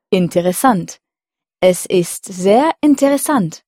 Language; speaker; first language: German; non-native, fluent; French